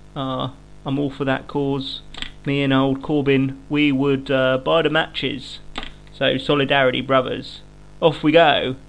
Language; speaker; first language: English; native; English